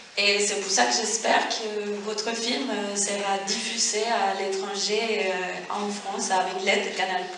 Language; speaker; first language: French; non-native, fluent; Spanish